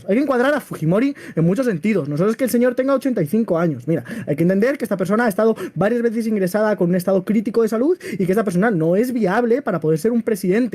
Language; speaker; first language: Spanish; native; Spanish